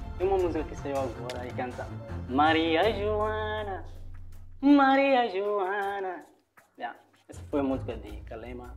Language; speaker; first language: Portuguese; non-native, local second language; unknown